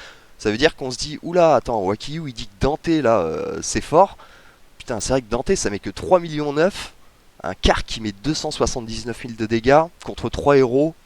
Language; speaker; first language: French; native; French